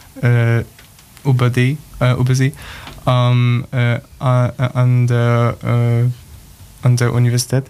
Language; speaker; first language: German; non-native, learner; Polish